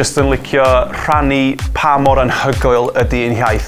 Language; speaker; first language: Welsh; non-native, local second language; English